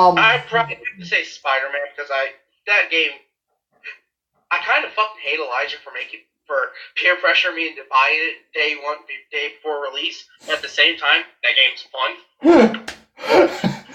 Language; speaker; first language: English; native; English